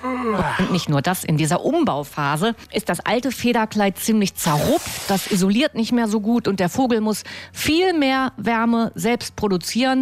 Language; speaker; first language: German; native; German